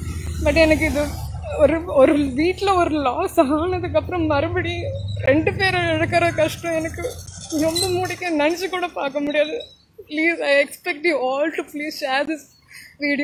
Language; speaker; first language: Tamil; non-native, local second language; Malayalam